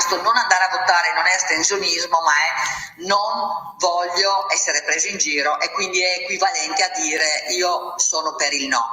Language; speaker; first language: Italian; native; Italian